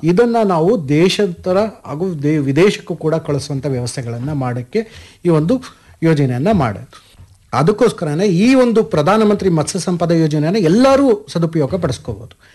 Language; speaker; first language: Kannada; native; Kannada